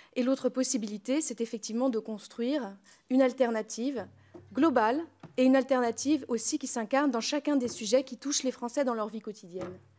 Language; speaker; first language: French; native; French